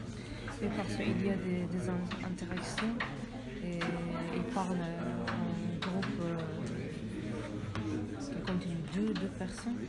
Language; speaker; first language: French; non-native, learner; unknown